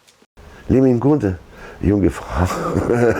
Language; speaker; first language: German; non-native, learner; French